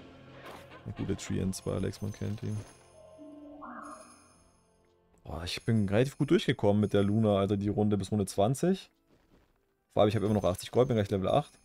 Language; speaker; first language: German; native; German